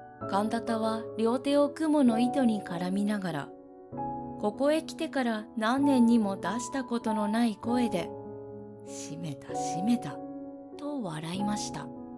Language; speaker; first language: Japanese; native; Japanese